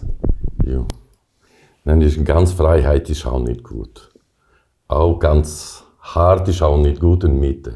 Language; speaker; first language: German; non-native, learner; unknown